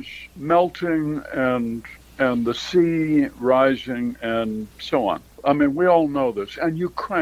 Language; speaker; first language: English; native; English